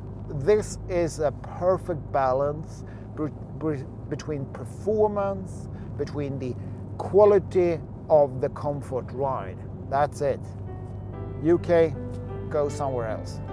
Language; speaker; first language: English; non-native, fluent; Swedish